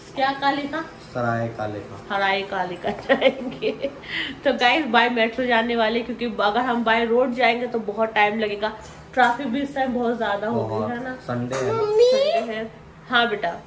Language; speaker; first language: Hindi; non-native, local second language; Bangla